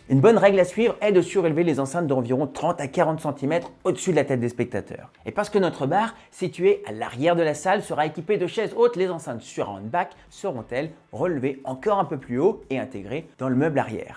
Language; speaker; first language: French; native; French